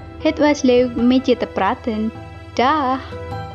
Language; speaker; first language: Dutch; non-native, learner; Indonesian